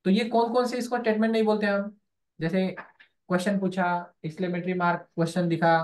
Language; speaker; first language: Hindi; non-native, local second language; Marathi